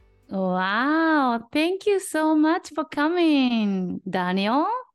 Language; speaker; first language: English; non-native, learner; Japanese